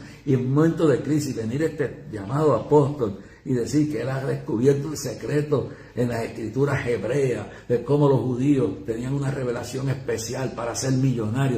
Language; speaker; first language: Spanish; native; Spanish